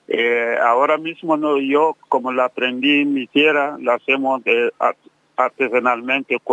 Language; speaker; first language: Spanish; non-native, fluent; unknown